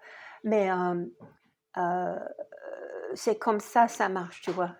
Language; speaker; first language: French; non-native, fluent; English